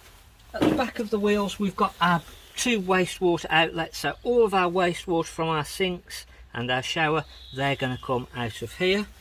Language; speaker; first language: English; native; English